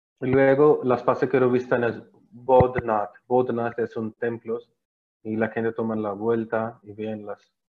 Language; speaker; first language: Spanish; non-native, learner; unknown